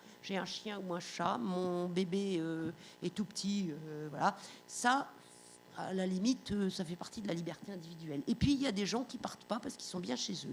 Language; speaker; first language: French; native; French